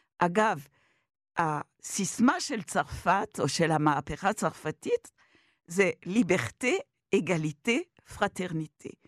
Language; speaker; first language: Hebrew; non-native, fluent; French